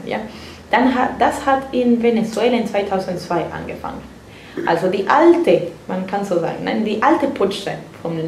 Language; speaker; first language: German; non-native, fluent; Spanish